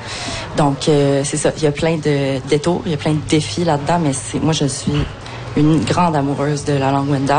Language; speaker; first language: French; native; French